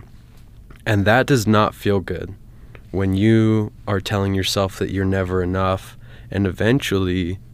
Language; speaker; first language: English; native; English